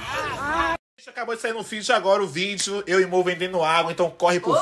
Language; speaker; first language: Portuguese; native; Portuguese